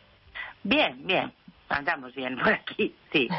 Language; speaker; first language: Spanish; native; Spanish